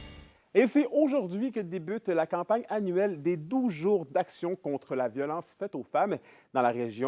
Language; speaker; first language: French; native; French